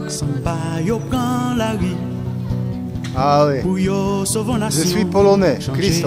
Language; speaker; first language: French; non-native, learner; Polish